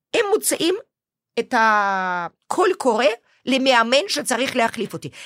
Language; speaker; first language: Hebrew; non-native, fluent; Russian